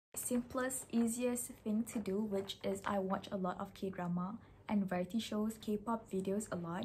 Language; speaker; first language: English; non-native, local second language; Malay